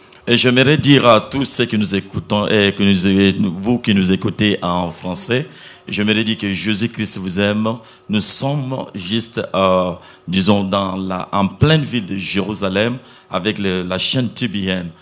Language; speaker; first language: French; non-native, local second language; Luba-Lulua